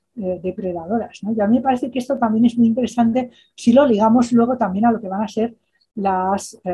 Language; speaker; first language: Spanish; native; Spanish